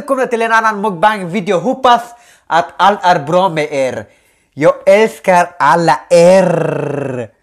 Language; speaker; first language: Swedish; non-native, local second language; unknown